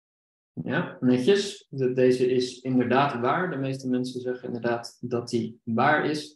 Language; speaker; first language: Dutch; native; Dutch